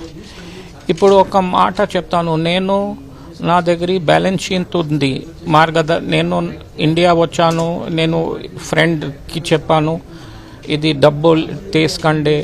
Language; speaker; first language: Telugu; early bilingual, heritage; Telugu